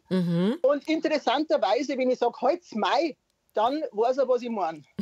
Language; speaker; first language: German; native; German